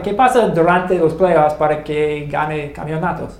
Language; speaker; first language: Spanish; non-native, fluent; English